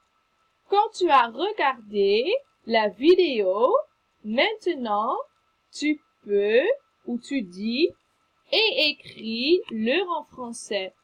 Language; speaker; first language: French; non-native, fluent; Dutch